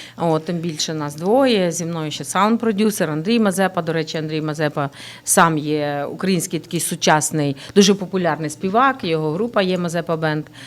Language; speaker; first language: Ukrainian; native; Ukrainian